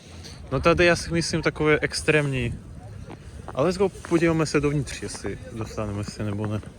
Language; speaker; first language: Czech; non-native, fluent; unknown